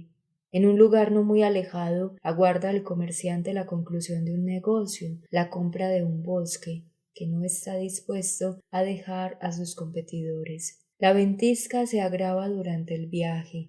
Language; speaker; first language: Spanish; native; Spanish